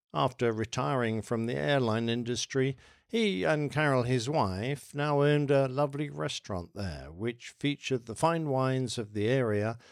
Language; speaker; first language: English; native; English